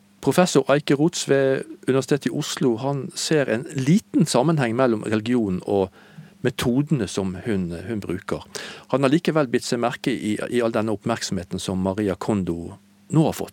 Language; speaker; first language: Norwegian; native; Norwegian